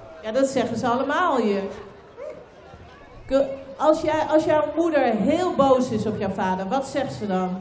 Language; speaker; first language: Dutch; native; Dutch